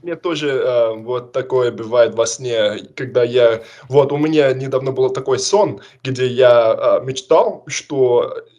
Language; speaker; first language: Russian; non-native, fluent; English